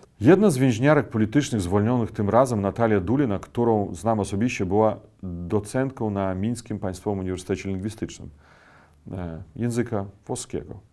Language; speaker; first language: Polish; non-native, fluent; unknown